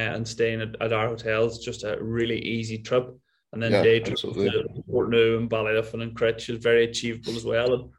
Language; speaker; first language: English; native; English